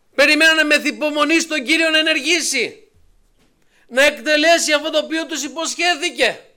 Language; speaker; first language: Greek; native; Greek